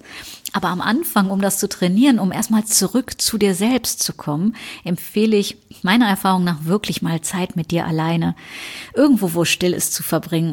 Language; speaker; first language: German; native; German